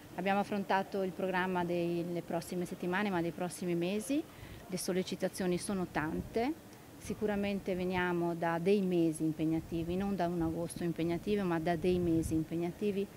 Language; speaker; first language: Italian; native; Italian